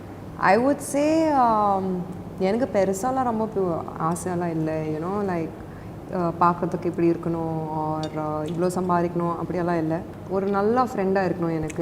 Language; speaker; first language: Tamil; non-native, local second language; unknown